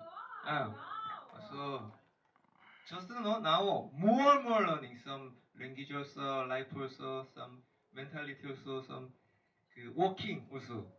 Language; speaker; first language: English; non-native, learner; Korean